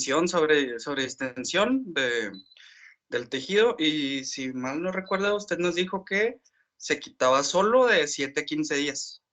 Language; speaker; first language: Spanish; native; Spanish